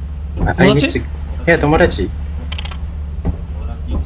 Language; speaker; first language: Japanese; non-native, learner; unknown